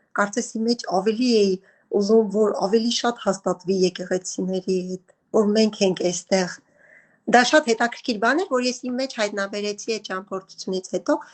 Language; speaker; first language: Armenian; native; Armenian